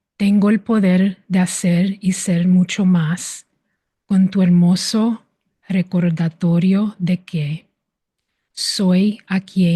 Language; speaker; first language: Spanish; early bilingual, heritage; Spanish